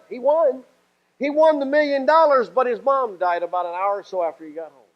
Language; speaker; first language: English; native; English